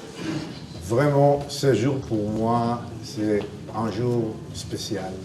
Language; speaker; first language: French; non-native, learner; Hebrew